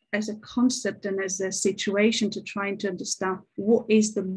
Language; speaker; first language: English; non-native, fluent; Greek